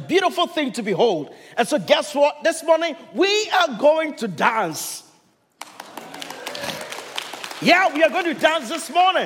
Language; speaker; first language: English; non-native, local second language; Akan